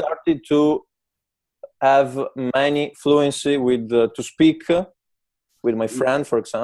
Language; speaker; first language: English; non-native, learner; Italian